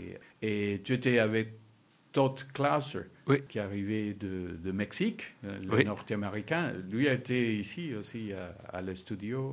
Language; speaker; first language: French; non-native, learner; Spanish